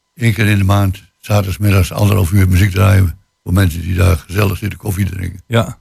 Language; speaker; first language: Dutch; native; Dutch